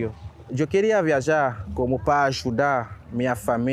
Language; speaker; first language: Portuguese; non-native, learner; Haitian Creole